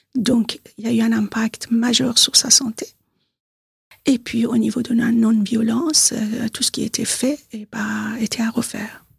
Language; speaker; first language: French; non-native, fluent; Persian